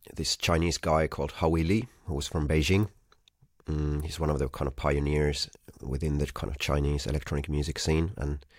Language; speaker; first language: English; non-native, fluent; Finnish